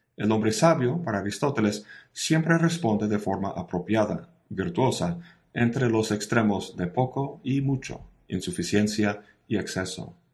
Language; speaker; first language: Spanish; non-native, fluent; English